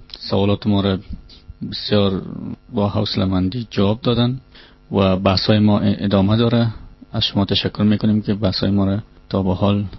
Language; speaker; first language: Persian; native; Persian